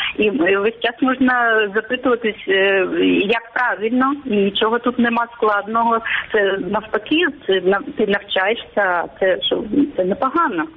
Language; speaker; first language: Ukrainian; non-native, local second language; Russian